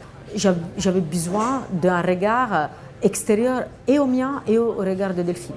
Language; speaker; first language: French; non-native, fluent; Italian